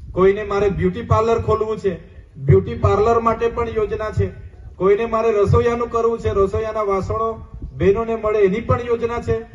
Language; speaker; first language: Gujarati; non-native, local second language; Vasavi